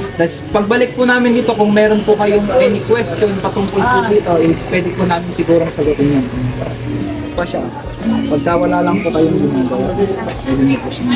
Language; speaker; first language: Filipino; native; Filipino